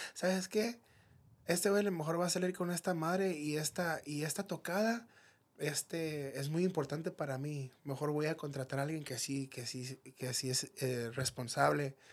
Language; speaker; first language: Spanish; native; Spanish